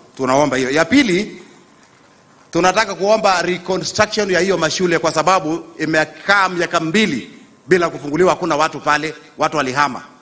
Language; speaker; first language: Swahili; non-native, local second language; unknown